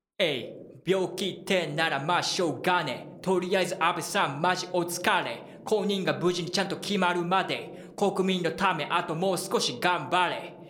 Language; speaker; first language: Japanese; native; Japanese